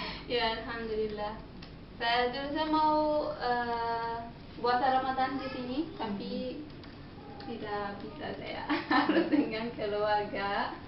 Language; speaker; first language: Indonesian; non-native, learner; Arabic